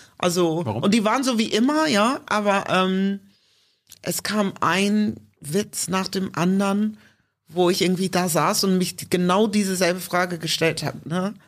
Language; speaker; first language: German; early bilingual, other home language; English